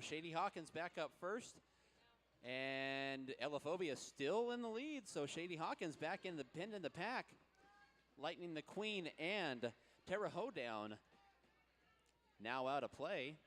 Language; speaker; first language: English; native; English